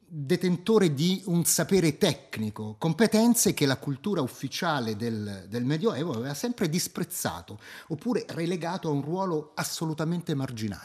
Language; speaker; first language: Italian; native; Italian